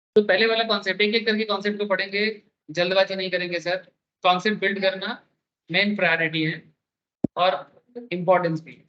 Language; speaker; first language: Hindi; non-native, local second language; Bangla